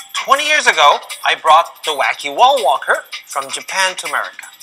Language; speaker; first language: English; early bilingual, other home language; Korean